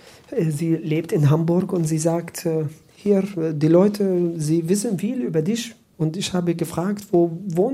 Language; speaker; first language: German; non-native, learner; Arabic